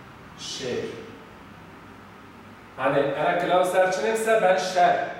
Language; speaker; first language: Turkish; non-native, local second language; Zaza